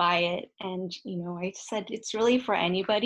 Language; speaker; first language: English; native; English